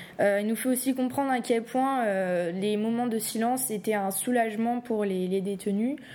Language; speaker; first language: French; native; French